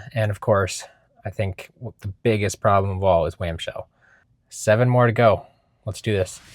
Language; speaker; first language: English; native; English